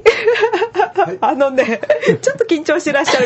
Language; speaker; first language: Japanese; native; Japanese